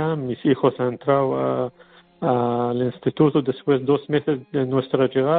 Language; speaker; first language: Spanish; non-native, learner; Arabic